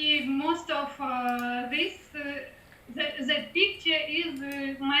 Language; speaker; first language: English; non-native, learner; Russian